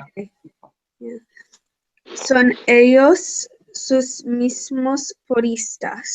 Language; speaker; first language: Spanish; non-native, learner; English